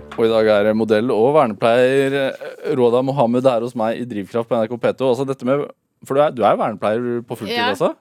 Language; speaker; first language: Norwegian; native; Norwegian